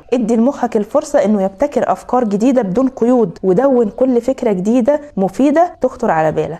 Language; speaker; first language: Arabic; native; Arabic